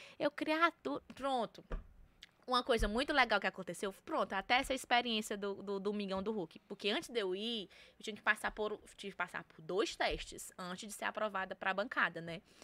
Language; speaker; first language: Portuguese; native; Portuguese